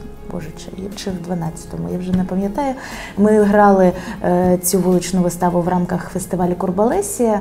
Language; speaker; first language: Ukrainian; native; Ukrainian